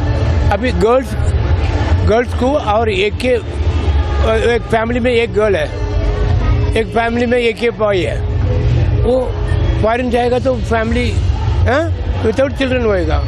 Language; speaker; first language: Hindi; non-native, local second language; Tamil